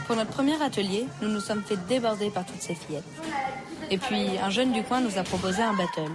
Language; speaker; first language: French; native; French